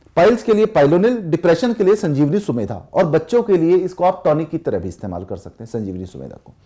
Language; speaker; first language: Hindi; native; Hindi